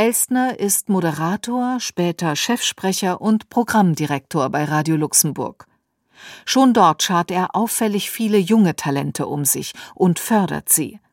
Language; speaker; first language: German; native; German